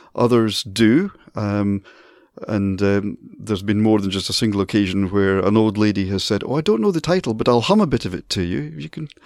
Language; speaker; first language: English; native; English